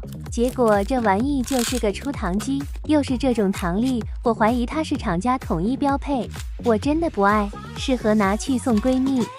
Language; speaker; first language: Chinese; native; Chinese